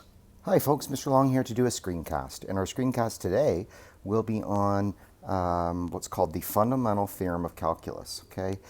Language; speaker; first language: English; native; English